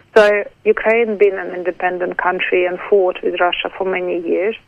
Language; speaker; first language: English; non-native, fluent; Ukrainian